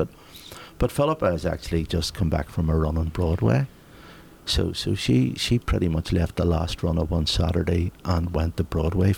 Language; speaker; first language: English; native; English